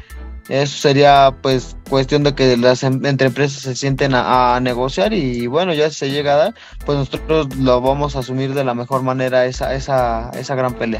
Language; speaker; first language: Spanish; native; Spanish